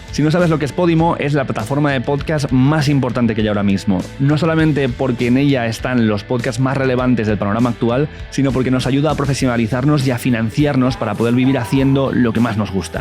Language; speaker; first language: Spanish; native; Spanish